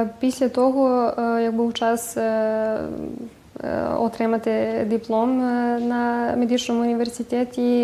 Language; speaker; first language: Ukrainian; early bilingual, heritage; Ukrainian